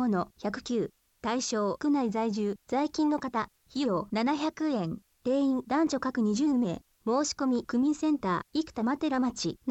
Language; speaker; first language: Japanese; native; Japanese